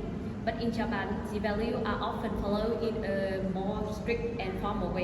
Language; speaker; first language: English; non-native, learner; Vietnamese